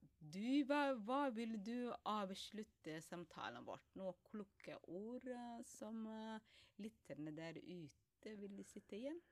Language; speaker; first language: Norwegian; non-native, fluent; Somali